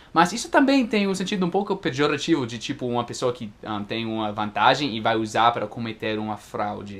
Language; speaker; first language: Portuguese; non-native, fluent; English